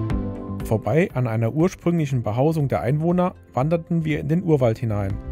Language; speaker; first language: German; native; German